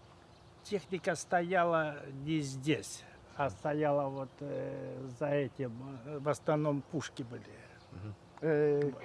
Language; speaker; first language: Russian; native; Russian